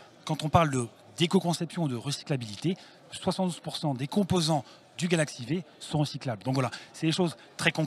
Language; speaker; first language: French; native; French